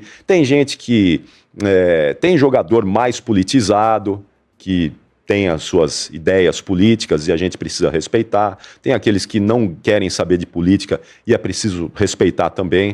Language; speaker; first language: Portuguese; native; Portuguese